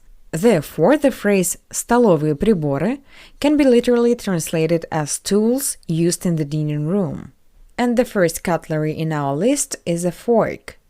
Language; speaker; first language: English; non-native, fluent; Russian